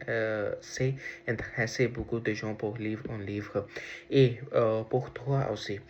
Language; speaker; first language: French; non-native, learner; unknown